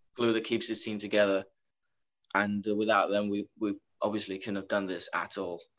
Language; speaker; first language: English; non-native, fluent; Norwegian